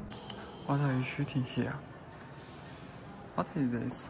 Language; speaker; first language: English; non-native, learner; Chinese